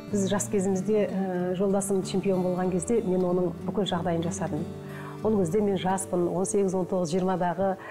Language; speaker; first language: Kazakh; early bilingual, heritage; Kazakh